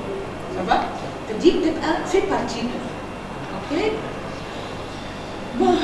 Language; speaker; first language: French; non-native, fluent; Arabic